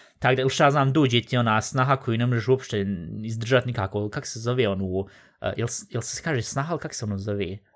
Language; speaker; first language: Bosnian; early bilingual, heritage; Bosnian